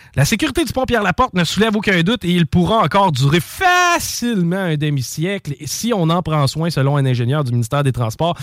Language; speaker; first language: French; native; French